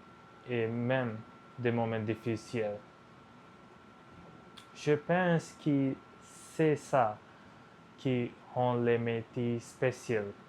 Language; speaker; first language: French; non-native, learner; Punjabi